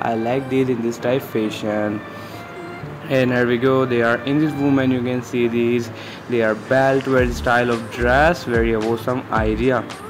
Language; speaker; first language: English; non-native, learner; Urdu